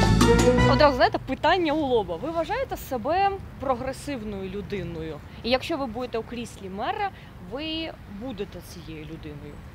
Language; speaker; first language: Ukrainian; native; Ukrainian